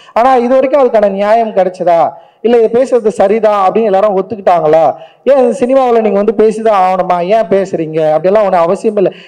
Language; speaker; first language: Tamil; native; Tamil